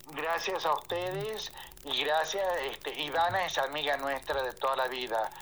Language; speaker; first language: Spanish; native; Spanish